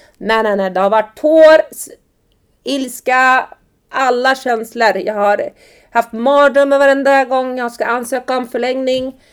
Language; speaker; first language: Swedish; early bilingual, other home language; Persian